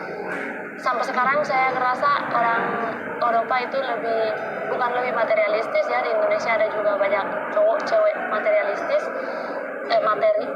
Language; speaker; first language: Indonesian; non-native, fluent; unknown